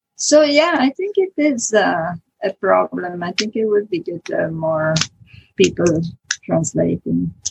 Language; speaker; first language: English; non-native, fluent; Italian